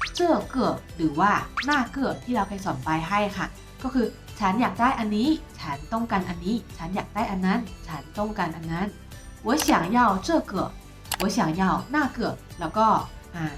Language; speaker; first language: Thai; non-native, fluent; Chinese